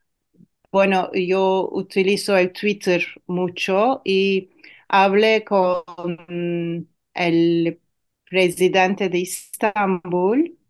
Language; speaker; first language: Spanish; non-native, fluent; Turkish